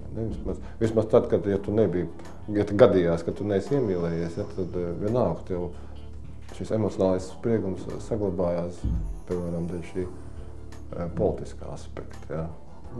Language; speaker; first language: Latvian; native; Latvian